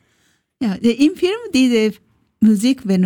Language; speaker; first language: German; non-native, learner; Japanese